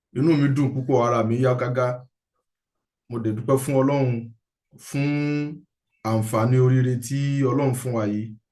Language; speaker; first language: English; non-native, local second language; Yoruba